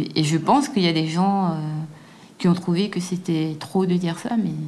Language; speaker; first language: French; native; French